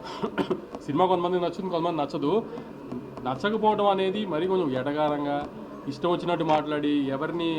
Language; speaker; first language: Telugu; native; Telugu